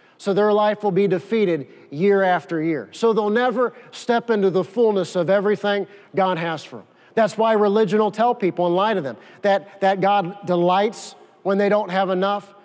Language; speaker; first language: English; native; English